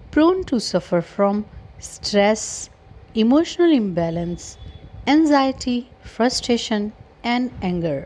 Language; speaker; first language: English; non-native, local second language; Punjabi